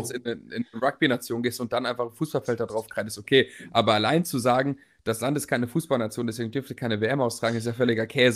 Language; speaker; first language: German; native; German